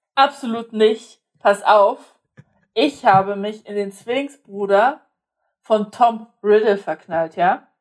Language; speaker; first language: German; non-native, local second language; Polish